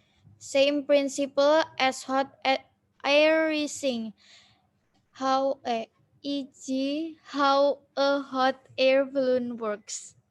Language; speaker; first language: English; non-native, learner; Indonesian